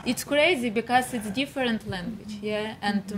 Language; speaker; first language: English; non-native, learner; Ukrainian